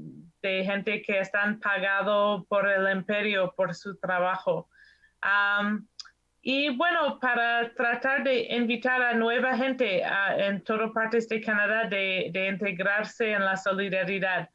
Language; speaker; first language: Spanish; non-native, learner; English